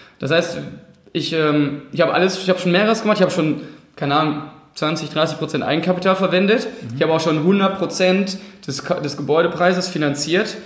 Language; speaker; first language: German; native; German